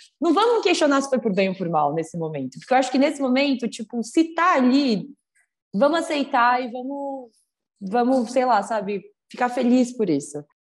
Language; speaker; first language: Portuguese; native; Portuguese